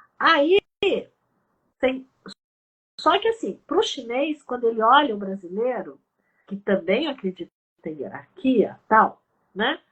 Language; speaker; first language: Portuguese; early bilingual, other home language; Chinese